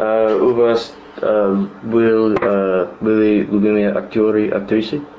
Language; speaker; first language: Russian; non-native, learner; English